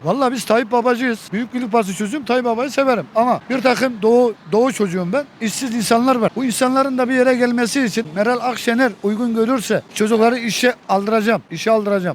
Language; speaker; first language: Turkish; non-native, local second language; Kurdish